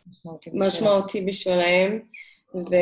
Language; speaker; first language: Hebrew; non-native, fluent; German